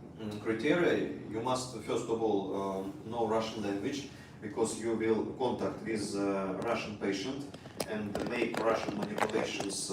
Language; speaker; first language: English; non-native, learner; Russian